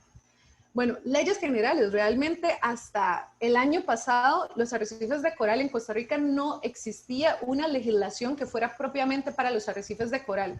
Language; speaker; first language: Spanish; native; Spanish